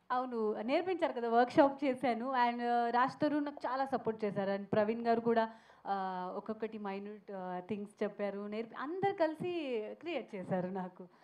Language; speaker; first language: Telugu; non-native, fluent; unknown